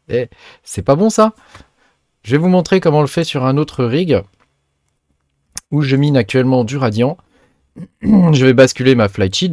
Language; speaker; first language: French; native; French